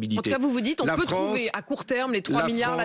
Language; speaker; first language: French; native; French